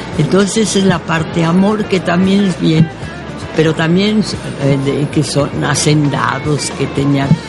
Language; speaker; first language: Spanish; early bilingual, other home language; French